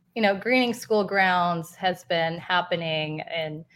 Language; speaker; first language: English; non-native, fluent; Spanish